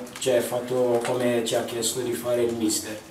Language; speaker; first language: Italian; non-native, fluent; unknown